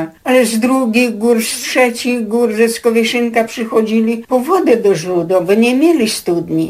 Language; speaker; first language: Polish; native; Polish